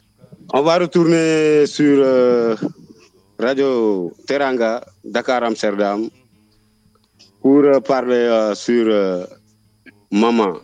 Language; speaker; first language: French; non-native, local second language; Wolof